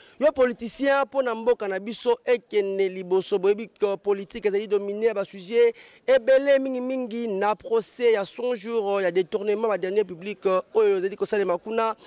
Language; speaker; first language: Lingala; native; Lingala